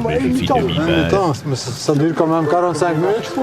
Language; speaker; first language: French; non-native, local second language; Dutch